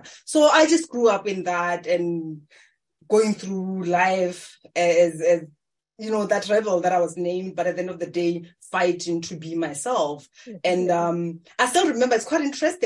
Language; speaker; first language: English; non-native, local second language; Tswana